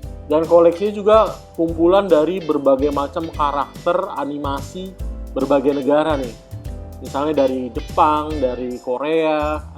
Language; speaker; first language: Indonesian; native; Indonesian